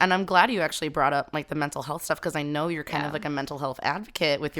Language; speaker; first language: English; native; English